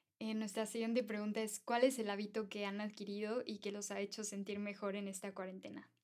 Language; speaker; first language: Spanish; native; Spanish